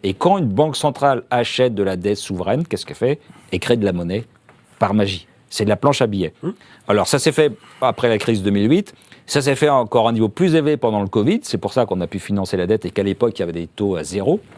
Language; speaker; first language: French; native; French